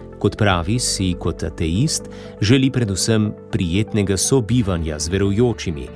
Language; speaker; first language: Slovenian; native; Slovenian